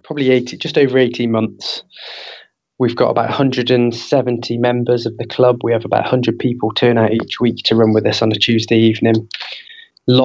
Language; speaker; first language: English; native; English